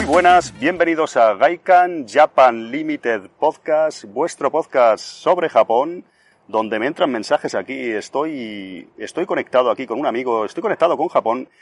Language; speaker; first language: Spanish; native; Spanish